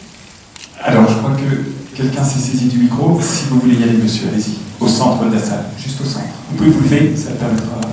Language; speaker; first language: French; native; French